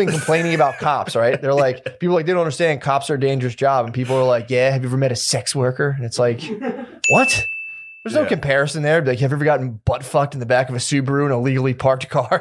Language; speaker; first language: English; native; English